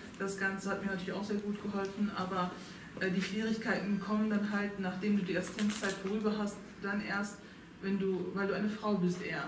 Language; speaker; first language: German; early bilingual, other home language; Turkish